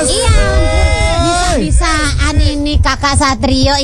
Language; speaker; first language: Indonesian; native; Indonesian